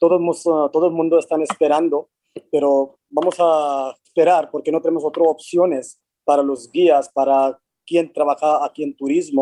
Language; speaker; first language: Spanish; non-native, fluent; Hindi